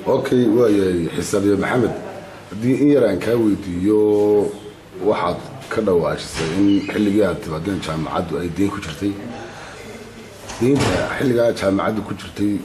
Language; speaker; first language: Somali; native; Somali